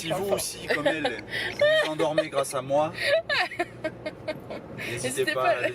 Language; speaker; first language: French; native; French